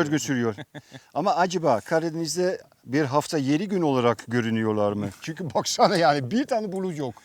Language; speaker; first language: Turkish; non-native, fluent; Dutch